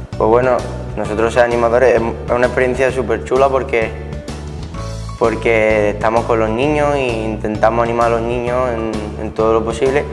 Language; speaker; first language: Spanish; native; Spanish